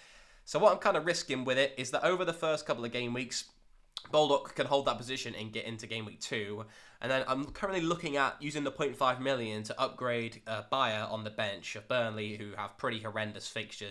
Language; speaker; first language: English; native; English